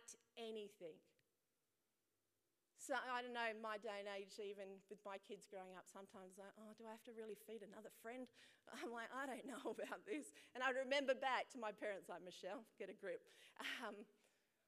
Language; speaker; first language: English; native; English